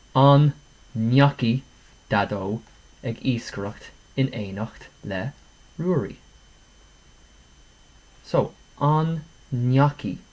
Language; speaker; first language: Irish; non-native, local second language; English